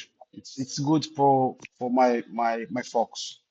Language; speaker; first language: English; non-native, learner; Portuguese